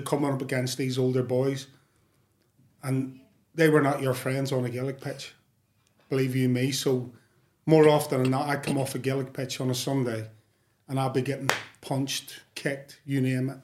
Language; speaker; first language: English; native; English